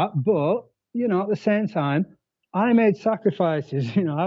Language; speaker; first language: English; native; English